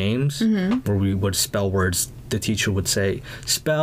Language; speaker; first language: English; early bilingual, other home language; Spanish